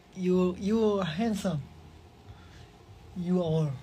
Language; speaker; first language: English; non-native, learner; Korean